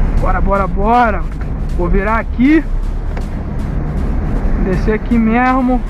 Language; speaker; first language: Portuguese; native; Portuguese